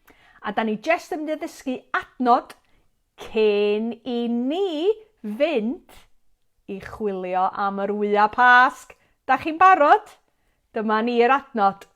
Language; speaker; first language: Welsh; native; Welsh